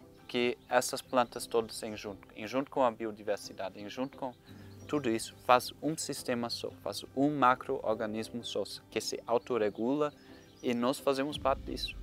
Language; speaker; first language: Portuguese; non-native, fluent; German